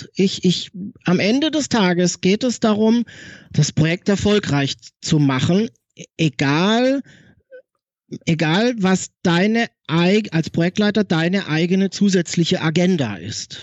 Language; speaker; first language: German; native; German